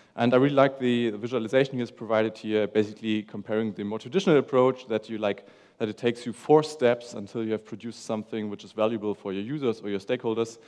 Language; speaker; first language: English; non-native, fluent; German